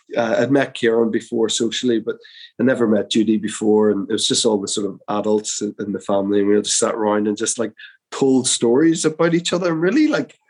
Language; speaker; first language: English; native; English